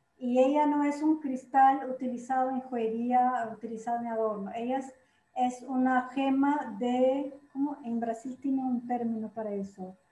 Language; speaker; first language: Spanish; non-native, fluent; Portuguese